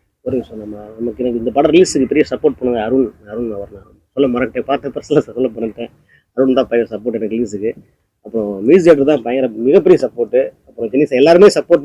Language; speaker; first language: Tamil; native; Tamil